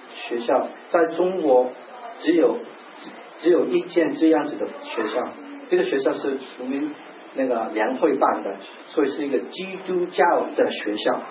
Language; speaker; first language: Chinese; non-native, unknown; English